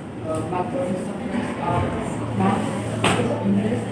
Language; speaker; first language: English; non-native, learner; Vietnamese